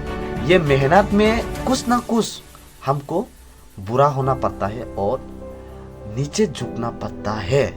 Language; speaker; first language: Hindi; non-native, local second language; Kok Borok